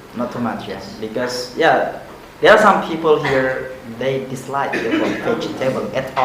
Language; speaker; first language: English; non-native, fluent; Indonesian